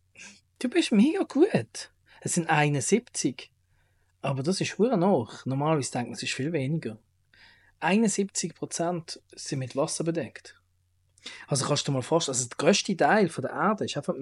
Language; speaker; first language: German; native; German